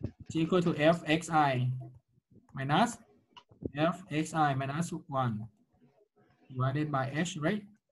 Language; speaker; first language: English; non-native, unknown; Thai